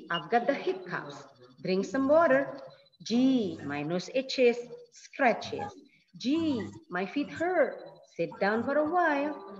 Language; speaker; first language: English; non-native, fluent; Indonesian